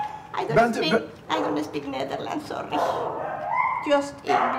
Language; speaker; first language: English; non-native, learner; Spanish